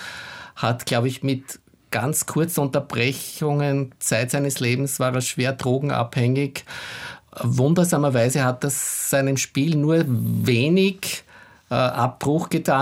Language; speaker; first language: German; native; German